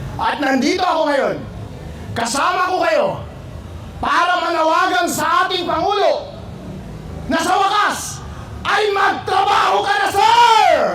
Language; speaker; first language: Filipino; non-native, local second language; Iloko